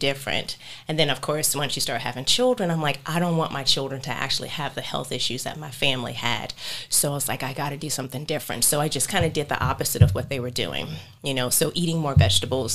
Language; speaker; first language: English; native; English